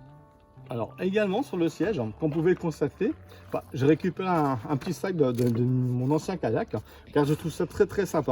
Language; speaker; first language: French; native; French